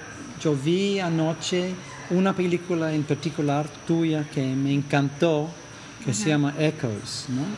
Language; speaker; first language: Spanish; non-native, fluent; English